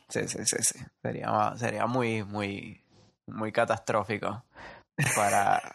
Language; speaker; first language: Spanish; native; Spanish